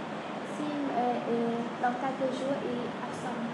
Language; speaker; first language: French; non-native, learner; Khmer